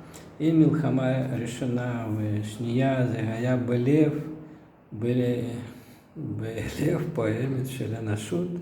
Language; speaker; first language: Hebrew; non-native, fluent; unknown